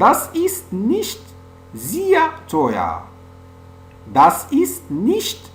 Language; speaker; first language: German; non-native, fluent; French